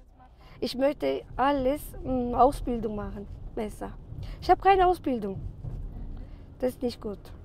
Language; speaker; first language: German; non-native, learner; Turkish